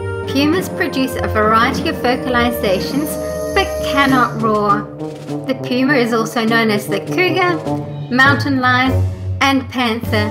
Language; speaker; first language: English; native; English